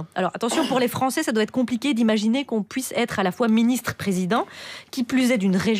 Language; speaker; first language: French; native; French